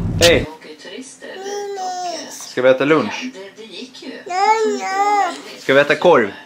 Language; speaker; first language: Swedish; native; Swedish